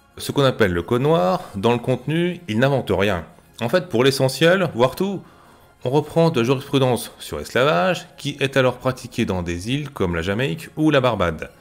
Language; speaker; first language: French; native; French